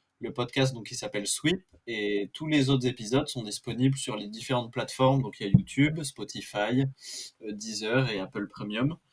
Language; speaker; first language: French; native; French